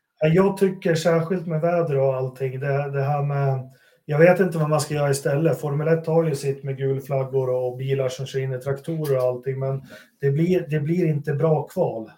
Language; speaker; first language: Swedish; native; Swedish